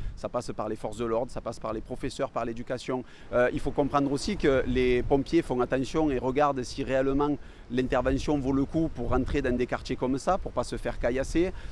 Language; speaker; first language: French; native; French